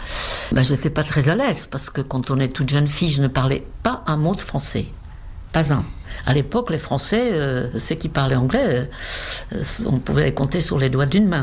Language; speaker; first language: French; non-native, fluent; Czech